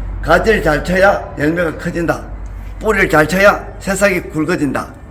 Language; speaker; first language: Korean; native; Korean